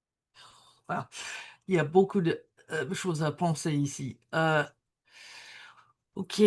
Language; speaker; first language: French; non-native, learner; English